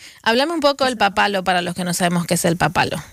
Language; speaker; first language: Spanish; native; Spanish